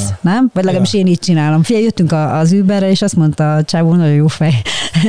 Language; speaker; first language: Hungarian; native; Hungarian